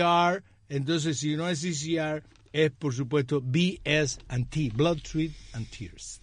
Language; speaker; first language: Spanish; native; Spanish